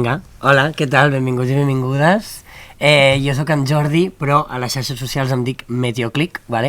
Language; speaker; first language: Catalan; native; Catalan